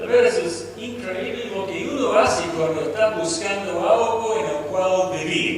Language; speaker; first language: Spanish; non-native, fluent; English